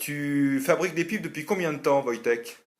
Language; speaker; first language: French; native; French